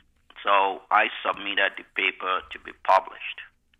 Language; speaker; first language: English; non-native, local second language; Igbo